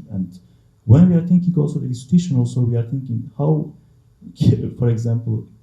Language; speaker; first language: English; non-native, learner; Kurdish